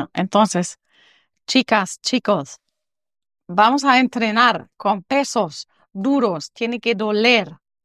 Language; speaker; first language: Spanish; non-native, learner; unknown